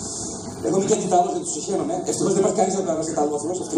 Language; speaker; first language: Greek; native; Greek